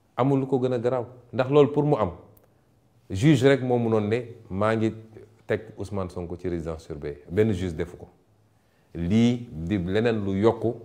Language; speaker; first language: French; non-native, local second language; Wolof